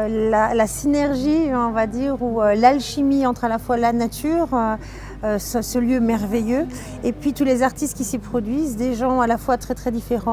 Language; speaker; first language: French; non-native, local second language; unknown